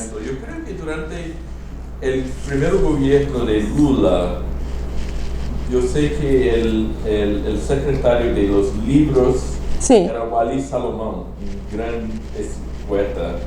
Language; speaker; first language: Spanish; non-native, fluent; Portuguese